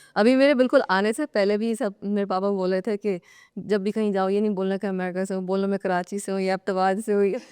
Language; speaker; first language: Urdu; native; Urdu